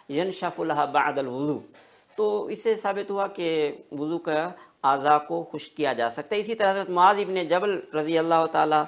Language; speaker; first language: Urdu; native; Urdu